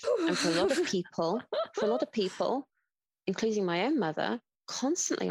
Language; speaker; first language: English; native; English